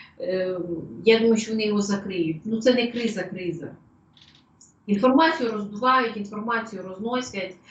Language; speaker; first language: Ukrainian; non-native, local second language; Russian